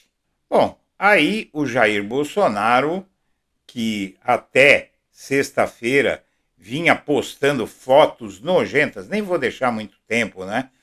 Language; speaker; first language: Portuguese; native; Portuguese